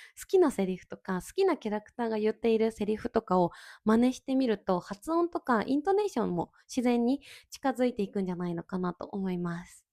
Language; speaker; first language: Japanese; native; Japanese